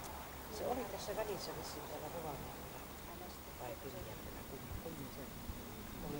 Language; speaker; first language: Finnish; native; Finnish